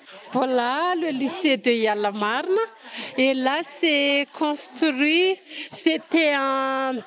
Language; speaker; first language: French; non-native, local second language; Malagasy